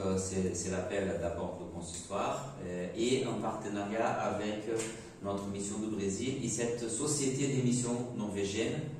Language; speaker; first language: French; non-native, fluent; Portuguese